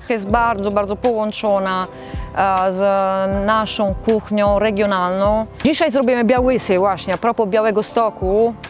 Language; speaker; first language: Polish; non-native, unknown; Italian